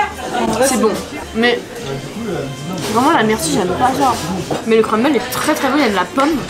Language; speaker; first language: French; native; French